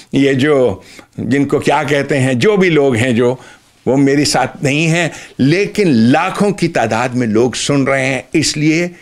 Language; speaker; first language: Urdu; native; Urdu